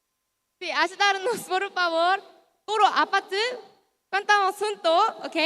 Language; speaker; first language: Spanish; non-native, learner; Korean